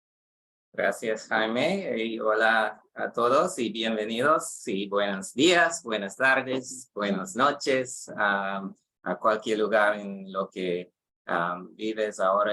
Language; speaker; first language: Spanish; non-native, learner; English